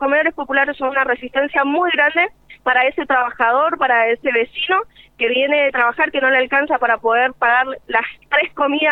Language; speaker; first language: Spanish; native; Spanish